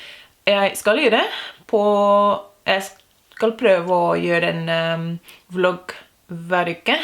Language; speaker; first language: Norwegian; non-native, learner; English